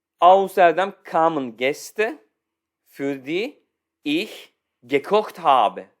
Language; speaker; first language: German; non-native, fluent; Turkish